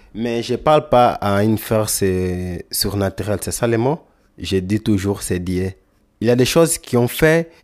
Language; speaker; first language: French; non-native, fluent; Lingala